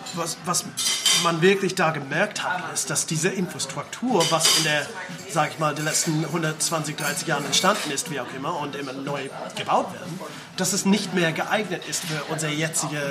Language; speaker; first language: German; non-native, fluent; English